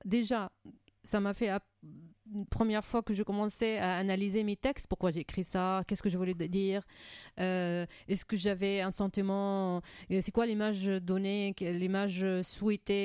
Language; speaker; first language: French; non-native, fluent; Arabic